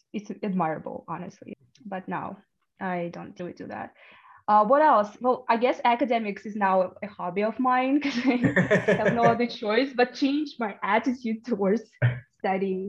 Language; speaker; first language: English; non-native, fluent; Russian